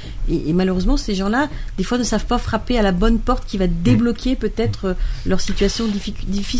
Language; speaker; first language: French; native; French